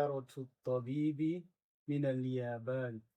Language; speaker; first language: Arabic; non-native, learner; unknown